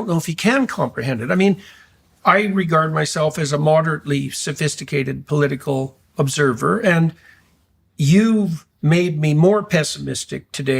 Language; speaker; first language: English; native; English